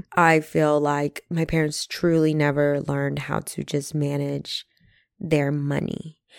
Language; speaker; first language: English; early bilingual, other home language; Spanish